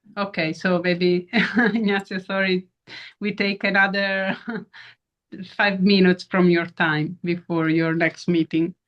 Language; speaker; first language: English; non-native, fluent; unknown